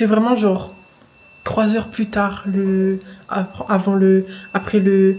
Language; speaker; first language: French; native; French